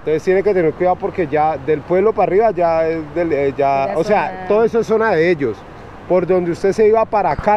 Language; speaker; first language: Spanish; native; Spanish